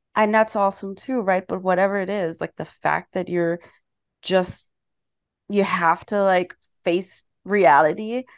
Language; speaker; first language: English; non-native, fluent; German